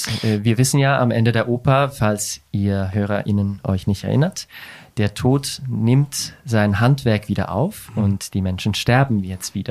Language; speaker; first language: German; native; German